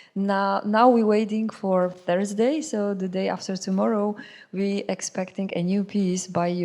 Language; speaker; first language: English; non-native, fluent; Polish